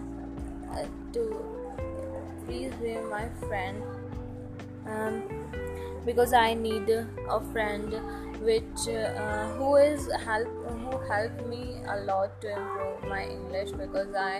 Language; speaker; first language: English; non-native, local second language; Hindi